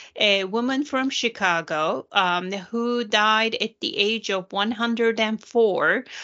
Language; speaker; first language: English; non-native, fluent; Turkish